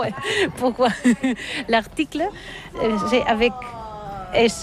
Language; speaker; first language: French; non-native, learner; Catalan